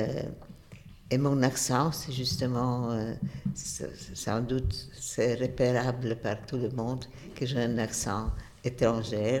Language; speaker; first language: French; non-native, fluent; Polish